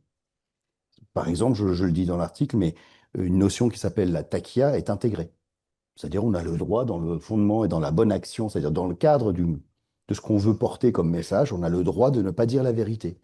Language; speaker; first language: French; non-native, fluent; Persian